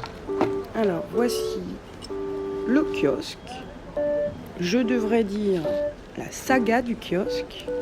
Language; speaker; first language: French; native; French